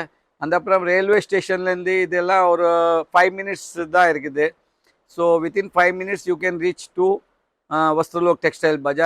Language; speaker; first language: Tamil; non-native, learner; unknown